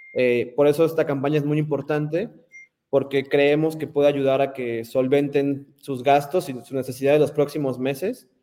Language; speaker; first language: Spanish; native; Spanish